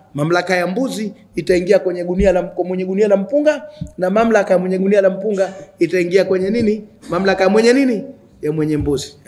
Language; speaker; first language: Swahili; native; Swahili